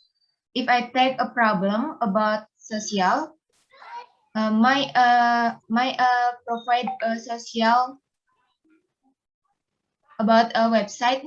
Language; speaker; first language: English; non-native, learner; Indonesian